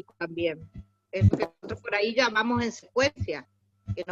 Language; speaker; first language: Spanish; native; Spanish